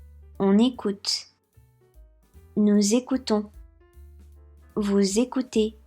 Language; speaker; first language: French; non-native, fluent; Japanese